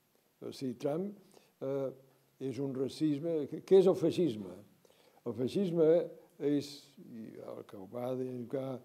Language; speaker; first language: Catalan; native; Catalan